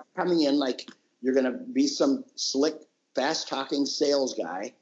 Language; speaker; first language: English; native; English